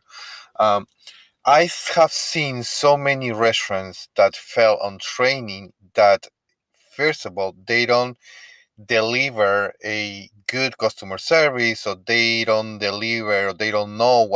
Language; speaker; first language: English; non-native, fluent; Spanish